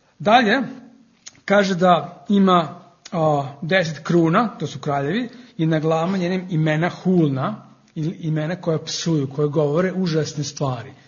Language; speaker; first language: Serbian; non-native, fluent; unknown